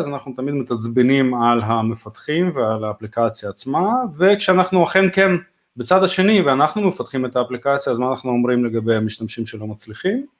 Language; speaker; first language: Hebrew; non-native, fluent; Russian